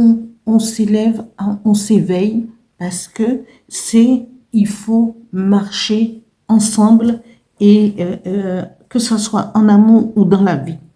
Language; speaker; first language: French; native; French